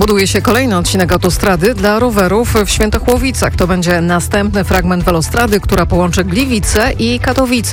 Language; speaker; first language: Polish; native; Polish